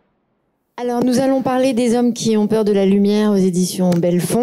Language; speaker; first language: French; native; French